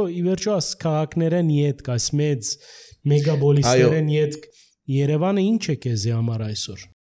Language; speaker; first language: Armenian; early bilingual, heritage; Armenian